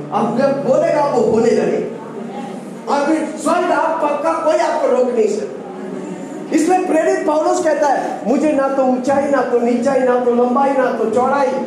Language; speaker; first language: Hindi; non-native, local second language; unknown